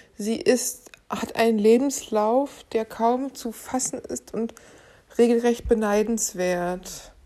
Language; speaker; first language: German; native; German